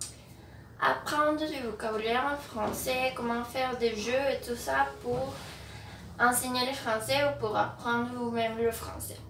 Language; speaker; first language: French; non-native, fluent; Spanish